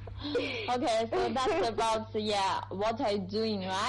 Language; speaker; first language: English; non-native, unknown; Chinese